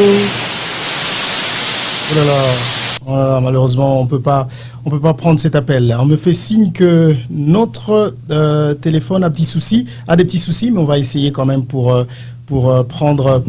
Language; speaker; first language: French; non-native, local second language; Lingala